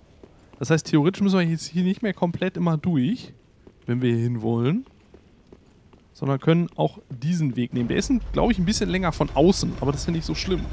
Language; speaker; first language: German; native; German